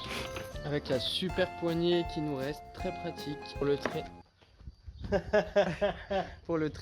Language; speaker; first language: French; native; French